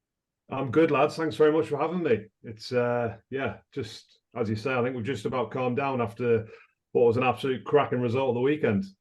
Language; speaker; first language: English; native; English